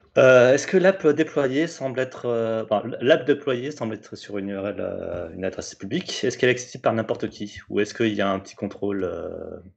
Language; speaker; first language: French; native; French